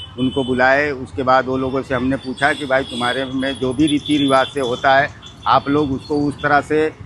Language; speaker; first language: Hindi; native; Hindi